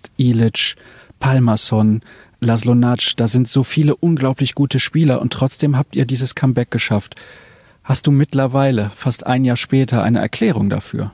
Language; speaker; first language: German; native; German